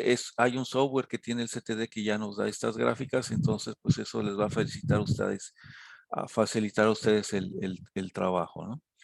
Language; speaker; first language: Spanish; native; Spanish